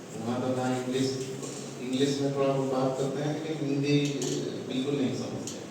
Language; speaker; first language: Hindi; non-native, local second language; Odia